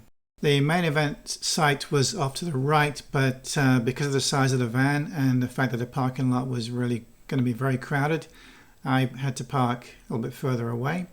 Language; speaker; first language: English; native; English